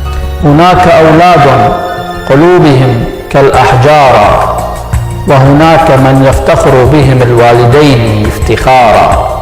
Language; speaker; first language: Arabic; native; Arabic